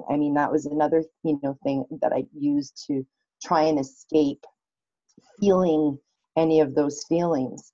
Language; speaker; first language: English; native; English